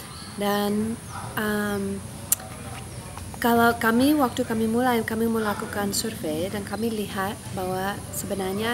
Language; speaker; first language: Indonesian; non-native, fluent; English